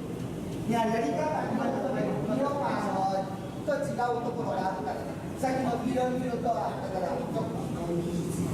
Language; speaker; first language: Japanese; non-native, fluent; Chinese